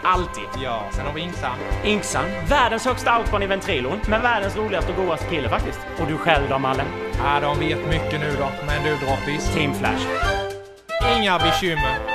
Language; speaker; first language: Swedish; native; Swedish